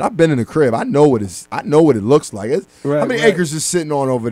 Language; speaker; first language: English; native; English